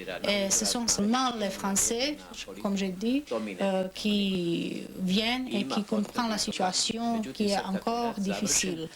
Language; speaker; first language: French; non-native, learner; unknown